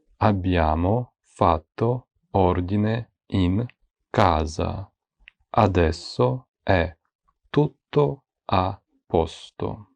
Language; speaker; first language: Italian; non-native, fluent; Ukrainian